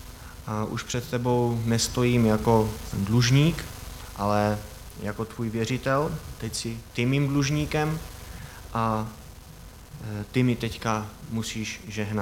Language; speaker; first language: Czech; native; Czech